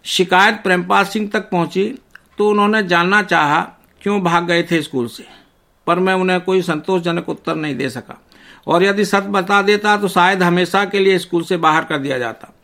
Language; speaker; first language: Hindi; native; Hindi